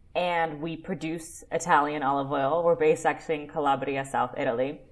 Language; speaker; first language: English; native; English